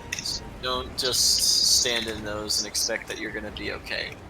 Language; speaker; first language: English; native; English